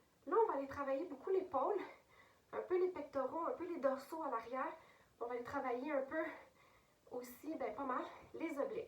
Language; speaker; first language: French; native; French